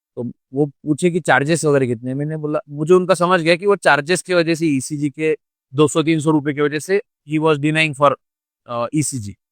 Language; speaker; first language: Hindi; non-native, local second language; Marathi